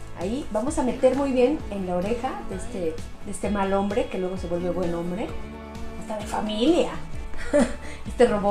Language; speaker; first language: Spanish; native; Spanish